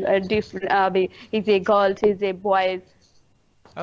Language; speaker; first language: English; non-native, learner; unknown